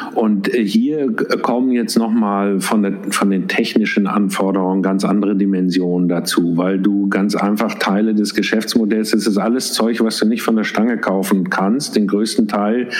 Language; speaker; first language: German; native; German